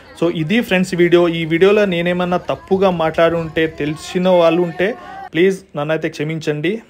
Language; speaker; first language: Telugu; non-native, local second language; Lambadi